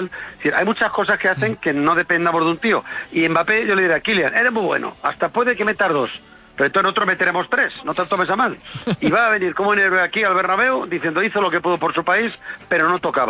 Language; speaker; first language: Spanish; native; Spanish